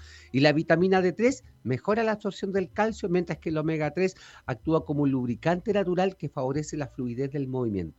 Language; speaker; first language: Spanish; native; Spanish